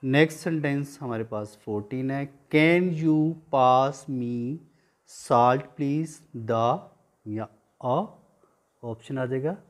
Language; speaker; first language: Hindi; non-native, local second language; Punjabi